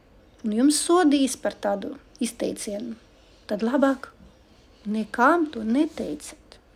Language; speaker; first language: Latvian; non-native, local second language; Russian